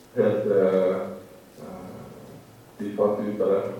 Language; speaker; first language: Norwegian; native; Norwegian